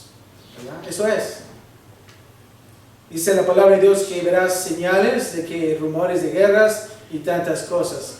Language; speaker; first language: Spanish; early bilingual, heritage; Spanish